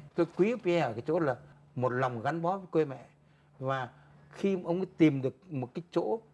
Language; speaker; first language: Vietnamese; native; Vietnamese